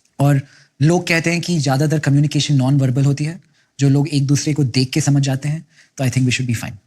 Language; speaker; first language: Hindi; non-native, local second language; Kannada